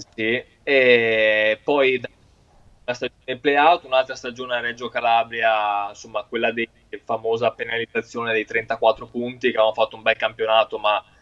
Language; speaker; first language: Italian; native; Italian